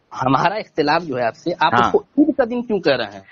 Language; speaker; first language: Hindi; native; Hindi